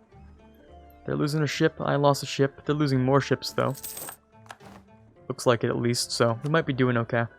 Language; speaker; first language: English; native; English